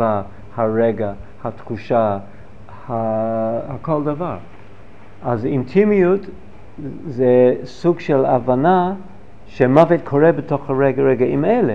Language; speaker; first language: Hebrew; non-native, fluent; English